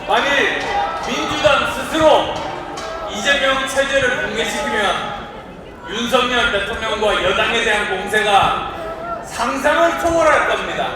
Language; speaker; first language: Korean; native; Korean